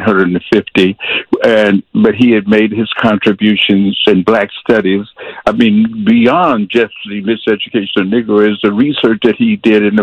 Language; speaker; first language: English; native; English